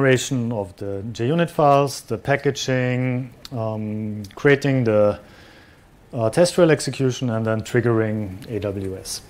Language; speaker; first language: English; non-native, fluent; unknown